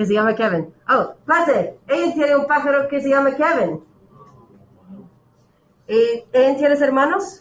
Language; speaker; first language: Spanish; non-native, learner; English